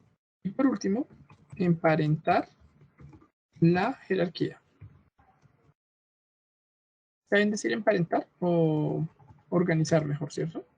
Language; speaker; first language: Spanish; native; Spanish